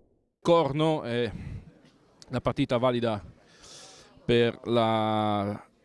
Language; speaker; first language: Italian; native; Italian